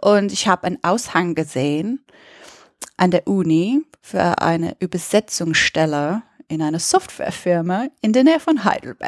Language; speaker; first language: German; non-native, fluent; English